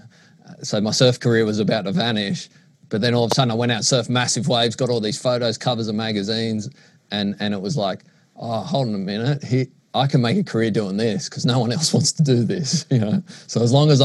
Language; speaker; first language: English; native; English